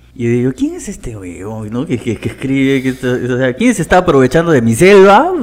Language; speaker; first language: Spanish; native; Spanish